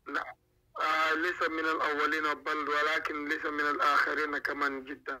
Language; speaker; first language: Arabic; non-native, learner; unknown